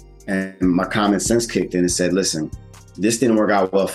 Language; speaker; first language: English; native; English